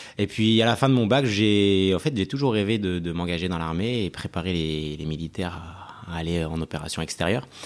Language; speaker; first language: French; early bilingual, other home language; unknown